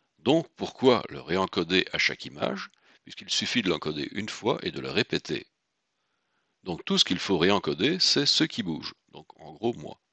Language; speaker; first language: French; native; French